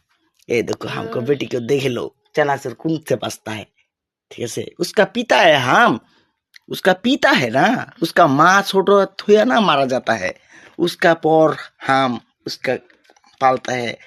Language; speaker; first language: Hindi; non-native, learner; Bangla